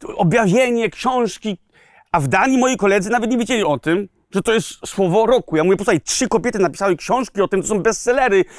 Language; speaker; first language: Polish; early bilingual, heritage; Polish